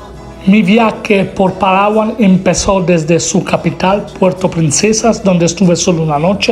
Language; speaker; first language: Spanish; non-native, fluent; Italian